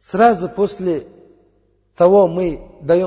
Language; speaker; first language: Russian; non-native, learner; Uzbek